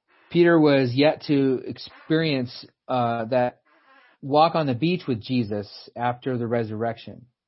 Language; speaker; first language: English; native; English